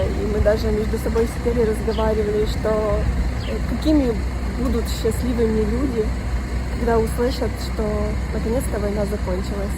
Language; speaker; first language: Russian; native; Russian